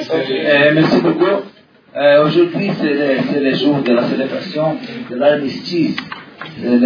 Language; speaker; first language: French; non-native, learner; Portuguese